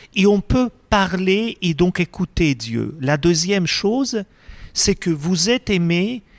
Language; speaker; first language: French; non-native, fluent; Russian